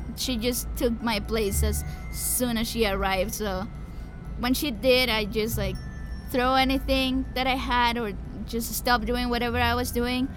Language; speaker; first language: English; early bilingual, other home language; Spanish